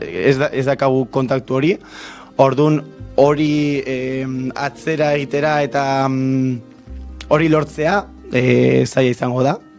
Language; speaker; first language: Basque; non-native, local second language; Spanish